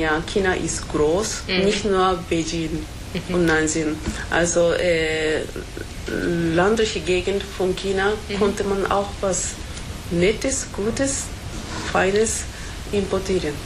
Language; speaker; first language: German; non-native, fluent; Japanese